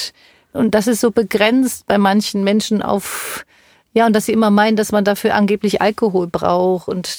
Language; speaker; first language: German; native; German